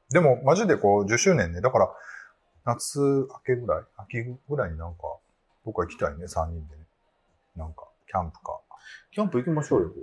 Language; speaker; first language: Japanese; native; Japanese